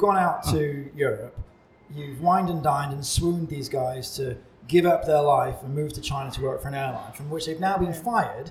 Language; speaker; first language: English; native; English